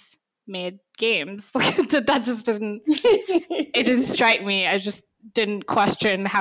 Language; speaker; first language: English; native; English